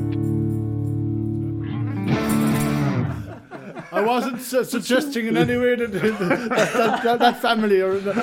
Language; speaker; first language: English; native; English